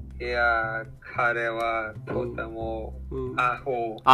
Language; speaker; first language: Japanese; non-native, learner; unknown